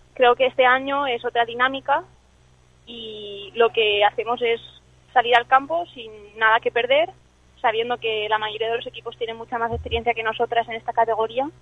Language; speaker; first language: Spanish; early bilingual, other home language; English